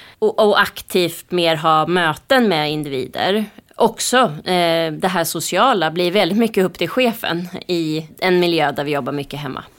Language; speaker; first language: Swedish; native; Swedish